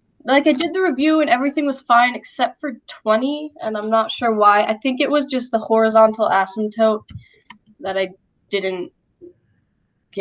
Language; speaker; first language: English; native; English